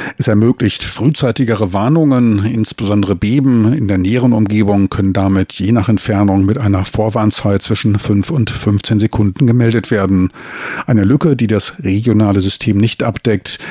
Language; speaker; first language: German; native; German